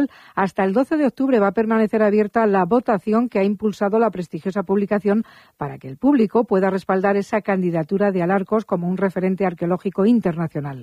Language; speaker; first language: Spanish; native; Spanish